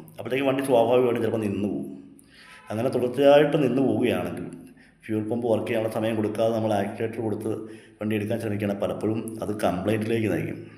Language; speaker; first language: Malayalam; native; Malayalam